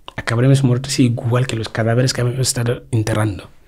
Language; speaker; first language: Spanish; non-native, fluent; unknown